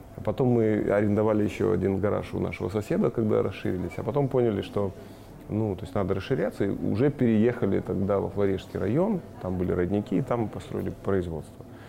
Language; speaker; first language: Russian; native; Russian